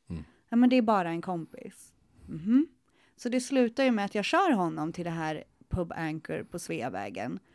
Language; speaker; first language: Swedish; early bilingual, other home language; Spanish